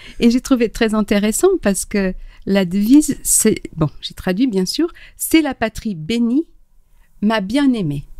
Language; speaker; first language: French; non-native, fluent; Portuguese